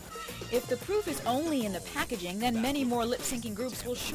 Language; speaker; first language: English; native; English